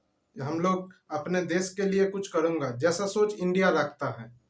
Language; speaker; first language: Hindi; non-native, local second language; Bangla